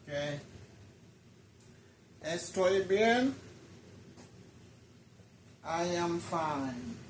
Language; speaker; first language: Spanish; non-native, learner; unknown